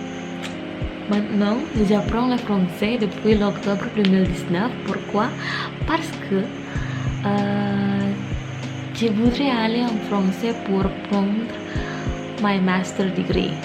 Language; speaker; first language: French; non-native, learner; Indonesian